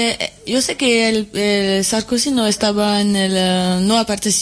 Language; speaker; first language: Spanish; non-native, fluent; French